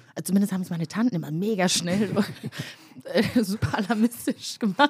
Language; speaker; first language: German; early bilingual, other home language; Kinyarwanda